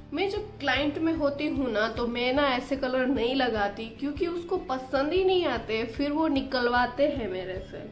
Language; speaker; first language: Hindi; non-native, local second language; Gujarati